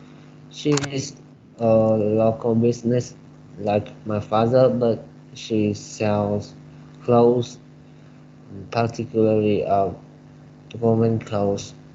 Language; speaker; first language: English; non-native, learner; Vietnamese